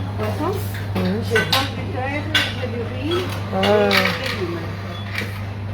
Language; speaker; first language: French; non-native, fluent; Portuguese